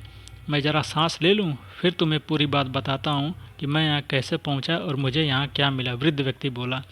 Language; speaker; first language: Hindi; native; Hindi